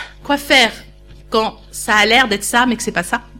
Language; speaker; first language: French; native; French